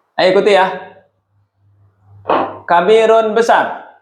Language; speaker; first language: Indonesian; native; Indonesian